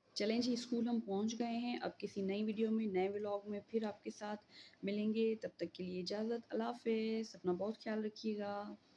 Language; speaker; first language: Urdu; non-native, local second language; Sindhi